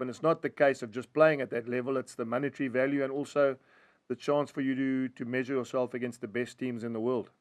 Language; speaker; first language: English; native; English